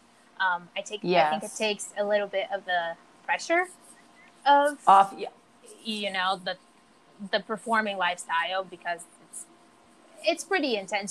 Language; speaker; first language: English; non-native, fluent; Portuguese